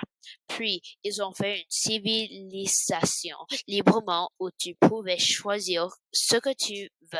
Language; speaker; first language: French; non-native, learner; English